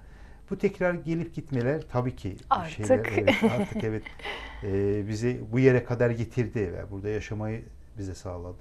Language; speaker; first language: Turkish; non-native, local second language; Azerbaijani